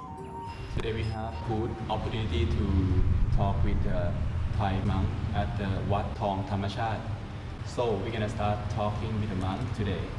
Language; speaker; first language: English; non-native, fluent; Thai